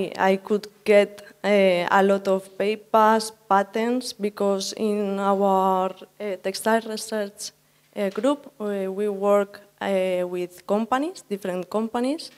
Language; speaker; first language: English; non-native, learner; Spanish